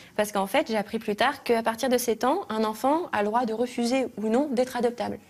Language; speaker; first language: French; early bilingual, other home language; Russian